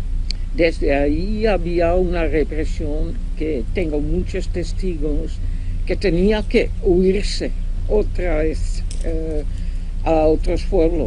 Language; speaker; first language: Spanish; non-native, fluent; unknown